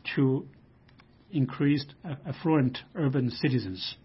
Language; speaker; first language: English; non-native, fluent; Chinese